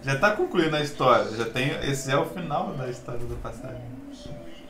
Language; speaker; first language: Portuguese; native; Portuguese